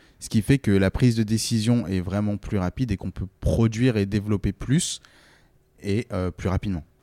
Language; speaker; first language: French; native; French